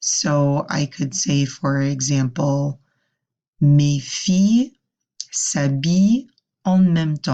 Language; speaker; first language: French; non-native, fluent; English